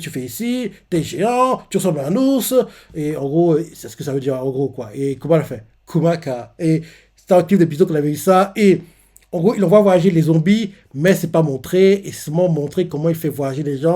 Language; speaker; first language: French; native; French